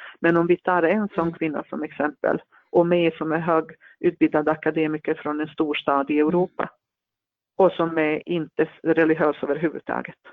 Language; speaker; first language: Swedish; non-native, fluent; Bosnian